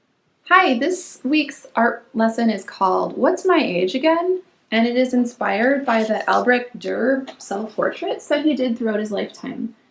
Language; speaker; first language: English; native; English